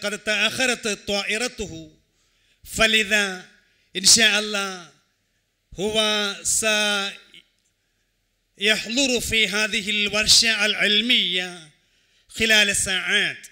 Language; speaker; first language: Arabic; non-native, fluent; Malayalam